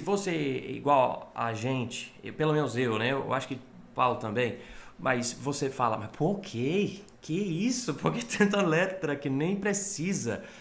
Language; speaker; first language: Portuguese; non-native, fluent; English